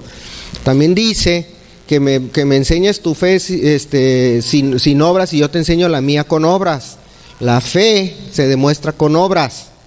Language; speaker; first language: Spanish; native; Spanish